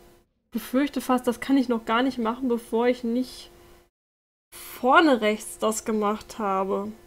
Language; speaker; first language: German; native; German